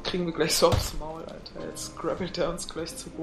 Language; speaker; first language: German; native; German